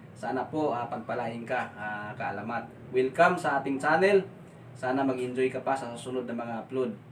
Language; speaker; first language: Filipino; non-native, local second language; Cebuano